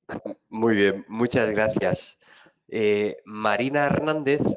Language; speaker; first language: Spanish; native; Spanish